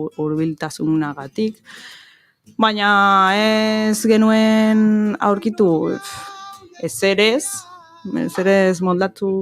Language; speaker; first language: Basque; non-native, learner; Spanish